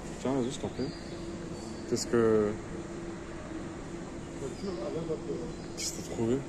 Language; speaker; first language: French; native; French